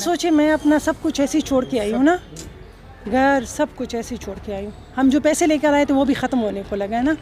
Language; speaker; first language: Hindi; non-native, fluent; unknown